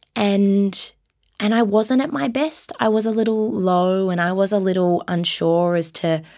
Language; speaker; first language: English; native; English